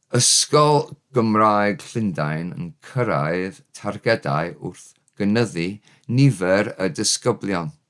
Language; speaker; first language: Welsh; non-native, learner; English